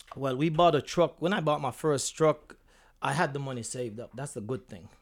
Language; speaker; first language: English; non-native, local second language; Jamaican Creole English